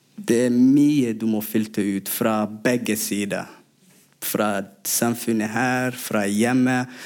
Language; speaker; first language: Norwegian; non-native, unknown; Somali